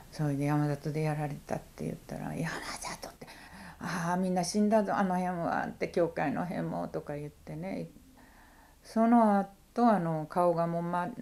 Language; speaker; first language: Japanese; native; Japanese